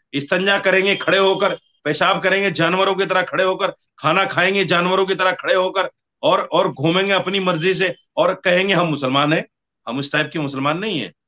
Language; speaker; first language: Hindi; native; Hindi